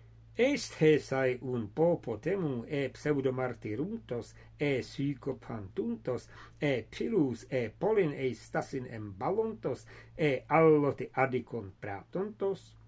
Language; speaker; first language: Greek; non-native, fluent; English